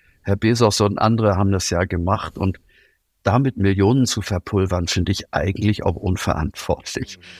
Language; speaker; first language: German; native; German